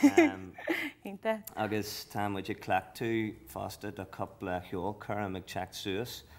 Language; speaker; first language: Irish; non-native, local second language; English